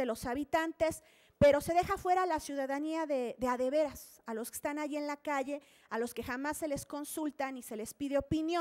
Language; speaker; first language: Spanish; native; Spanish